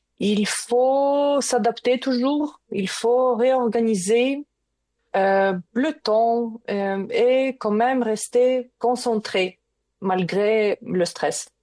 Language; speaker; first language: French; non-native, learner; Ukrainian